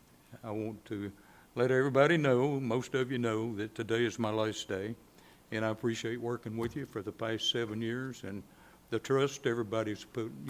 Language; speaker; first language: English; native; English